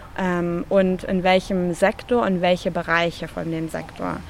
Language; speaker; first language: German; native; German